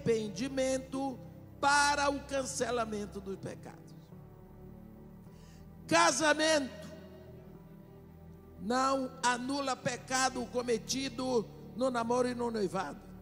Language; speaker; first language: Portuguese; native; Portuguese